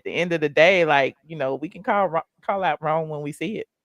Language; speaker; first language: English; native; English